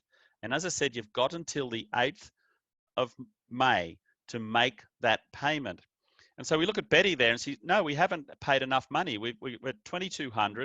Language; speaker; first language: English; native; English